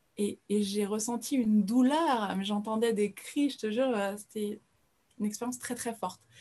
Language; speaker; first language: French; early bilingual, other home language; Portuguese